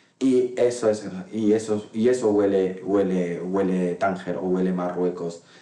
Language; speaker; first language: Spanish; non-native, local second language; Arabic